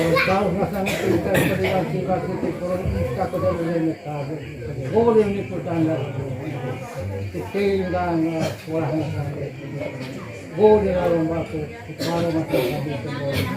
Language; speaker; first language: Indonesian; non-native, local second language; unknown